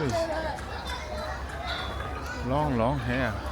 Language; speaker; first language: English; non-native, learner; Vietnamese